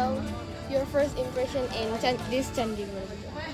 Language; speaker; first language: English; non-native, learner; Indonesian